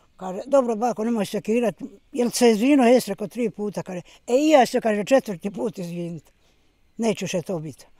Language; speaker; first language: Croatian; native; Croatian